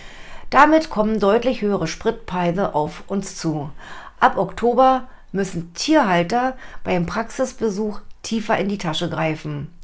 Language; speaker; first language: German; native; German